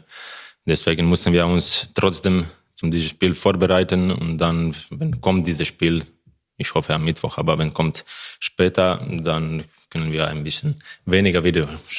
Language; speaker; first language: German; non-native, learner; Croatian